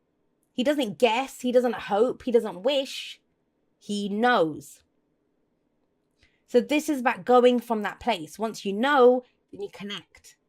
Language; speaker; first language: English; native; English